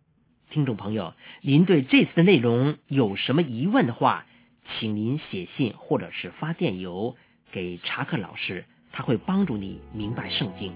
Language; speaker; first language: Chinese; native; Chinese